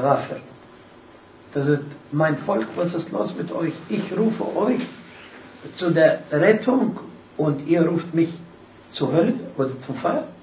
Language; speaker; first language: German; non-native, fluent; Arabic